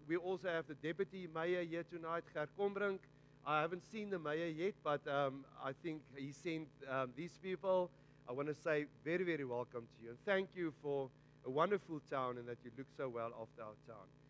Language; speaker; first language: English; non-native, local second language; Afrikaans